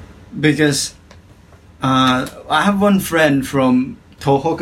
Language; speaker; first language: English; non-native, fluent; Japanese